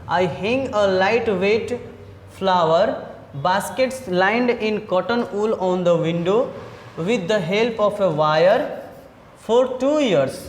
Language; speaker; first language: English; non-native, local second language; Hindi